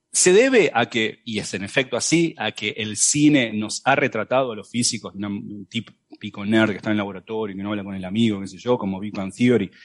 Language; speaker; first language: Spanish; native; Spanish